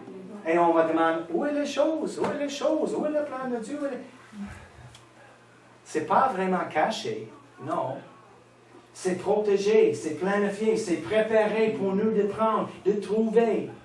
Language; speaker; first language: French; non-native, fluent; English